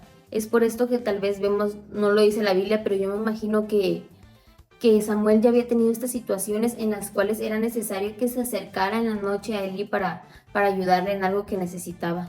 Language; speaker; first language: Spanish; native; Spanish